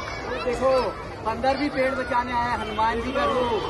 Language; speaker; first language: Hindi; native; Hindi